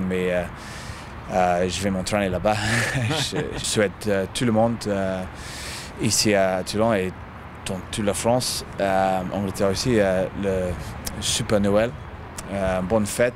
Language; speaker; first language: French; non-native, fluent; English